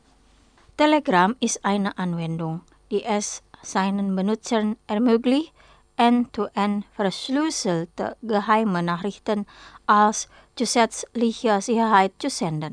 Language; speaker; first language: German; non-native, fluent; Indonesian